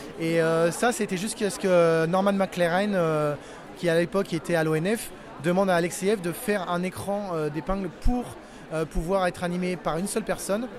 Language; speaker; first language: French; native; French